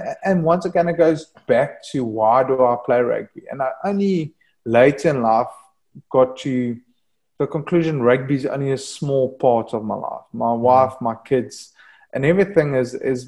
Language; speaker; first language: English; non-native, local second language; Afrikaans